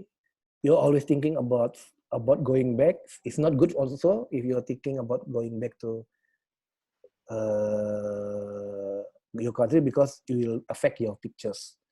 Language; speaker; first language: English; non-native, learner; Indonesian